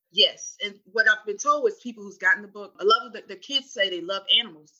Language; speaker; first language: English; native; English